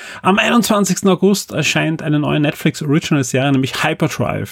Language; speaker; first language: German; native; German